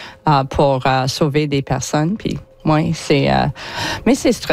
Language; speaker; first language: French; non-native, learner; English